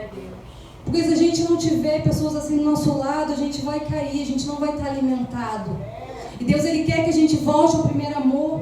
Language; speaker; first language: Portuguese; native; Portuguese